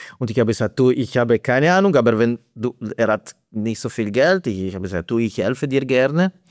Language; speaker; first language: German; non-native, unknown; Italian